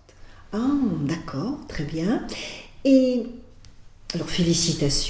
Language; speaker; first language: French; native; French